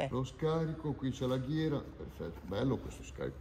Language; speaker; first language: Italian; native; Italian